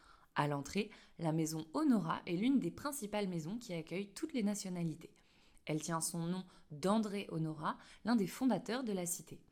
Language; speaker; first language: French; native; French